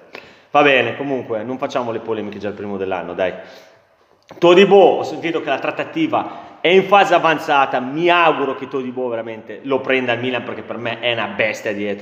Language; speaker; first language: Italian; native; Italian